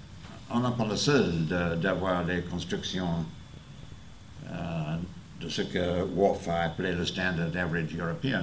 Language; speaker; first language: French; non-native, fluent; English